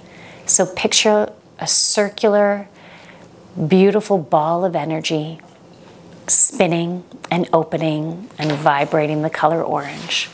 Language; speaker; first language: English; native; English